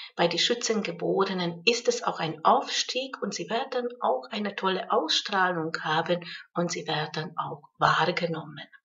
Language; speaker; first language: German; non-native, fluent; Hungarian